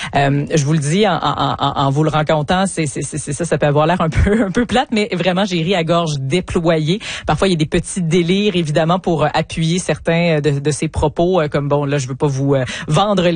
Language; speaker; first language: French; native; French